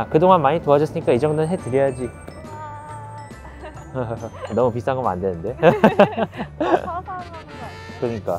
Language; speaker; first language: Korean; early bilingual, heritage; English